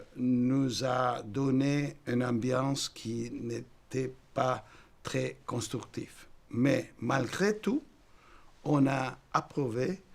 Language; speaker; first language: French; non-native, fluent; Spanish